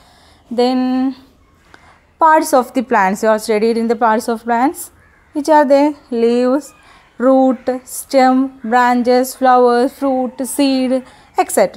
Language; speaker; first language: English; non-native, local second language; Malayalam